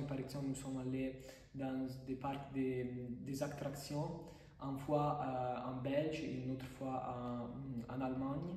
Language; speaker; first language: French; non-native, fluent; Italian